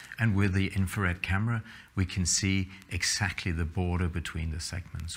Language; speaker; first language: English; non-native, fluent; Danish